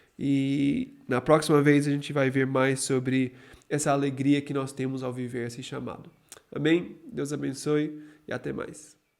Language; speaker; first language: Portuguese; non-native, fluent; English